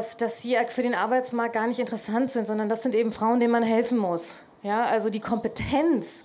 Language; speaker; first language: German; native; German